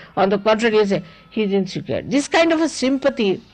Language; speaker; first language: English; non-native, local second language; Marathi